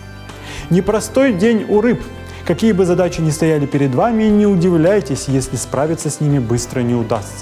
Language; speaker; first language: Russian; native; Russian